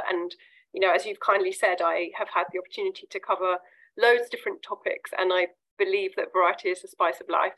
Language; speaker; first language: English; native; English